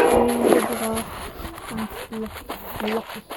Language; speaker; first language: German; early bilingual, other home language; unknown